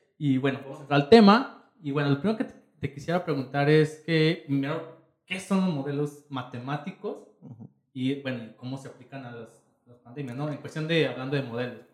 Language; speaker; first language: Spanish; native; Spanish